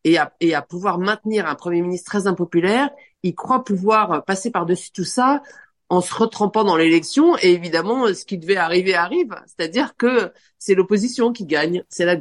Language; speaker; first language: French; native; French